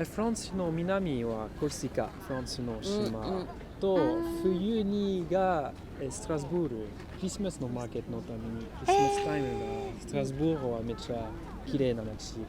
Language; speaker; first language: Japanese; non-native, learner; French